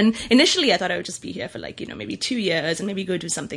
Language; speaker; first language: English; native; English